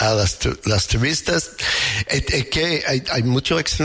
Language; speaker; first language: Spanish; non-native, fluent; English